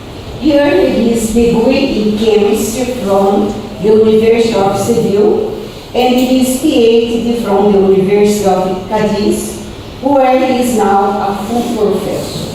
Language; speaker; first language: English; non-native, fluent; Portuguese